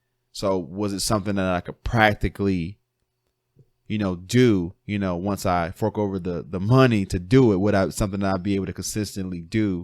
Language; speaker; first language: English; native; English